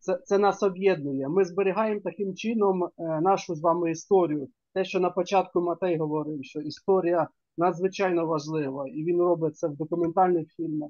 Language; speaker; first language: Ukrainian; native; Ukrainian